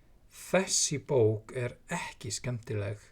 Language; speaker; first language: Icelandic; non-native, fluent; English